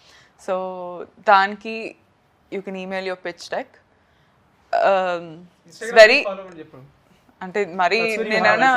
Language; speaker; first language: Telugu; native; Telugu